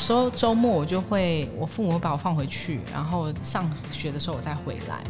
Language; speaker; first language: Chinese; native; Chinese